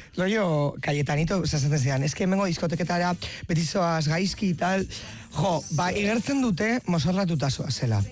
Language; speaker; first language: Basque; native; Basque